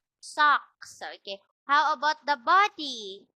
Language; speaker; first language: English; non-native, local second language; Filipino